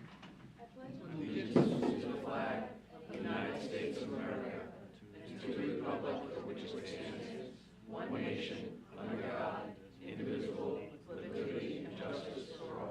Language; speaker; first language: English; native; English